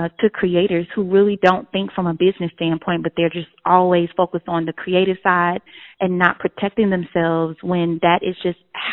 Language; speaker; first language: English; native; English